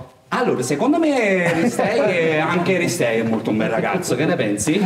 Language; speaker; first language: Italian; native; Italian